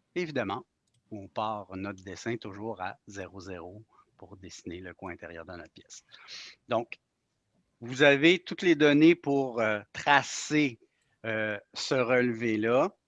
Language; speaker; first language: French; native; French